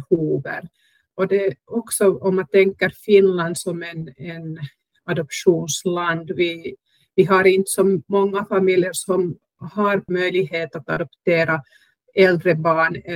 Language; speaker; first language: Swedish; non-native, local second language; Finnish